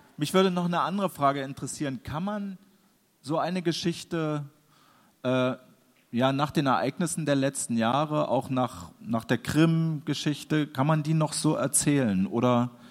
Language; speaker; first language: German; native; German